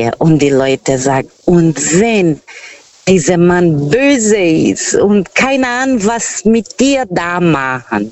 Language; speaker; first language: German; non-native, fluent; Portuguese